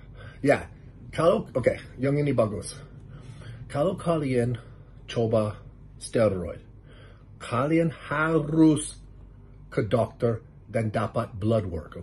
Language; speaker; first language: Indonesian; non-native, learner; English